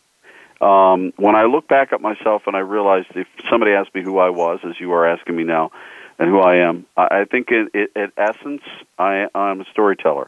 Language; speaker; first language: English; native; English